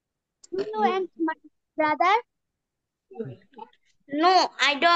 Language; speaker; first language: English; non-native, learner; Bangla